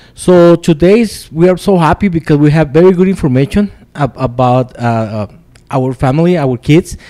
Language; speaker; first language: English; non-native, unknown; Spanish